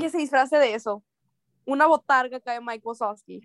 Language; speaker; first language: Spanish; early bilingual, heritage; Spanish